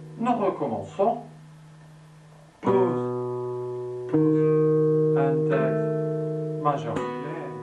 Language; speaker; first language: French; native; French